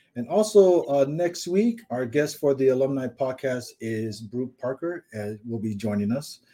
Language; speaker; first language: English; native; English